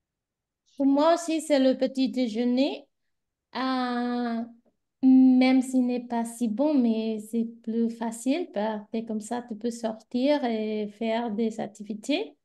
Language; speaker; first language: French; non-native, learner; Spanish